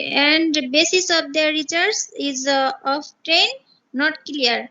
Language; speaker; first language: English; non-native, local second language; Bangla